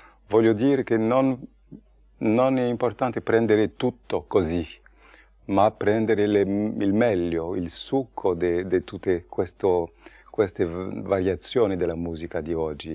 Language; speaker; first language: Italian; non-native, fluent; French